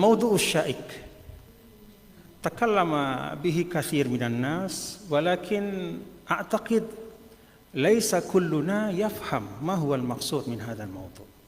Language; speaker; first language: Arabic; non-native, fluent; Indonesian